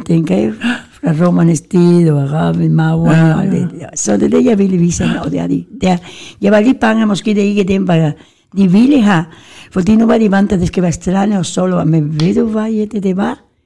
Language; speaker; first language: Danish; non-native, fluent; Spanish